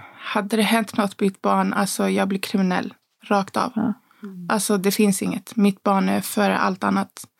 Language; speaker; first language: Swedish; early bilingual, other home language; Spanish